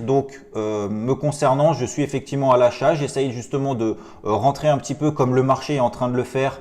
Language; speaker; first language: French; native; French